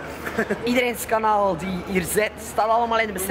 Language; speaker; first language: Dutch; native; Dutch